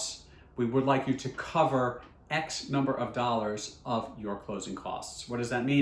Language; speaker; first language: English; native; English